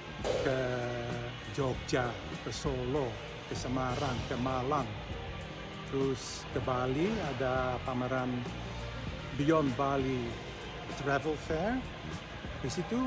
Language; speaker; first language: Indonesian; early bilingual, heritage; Dutch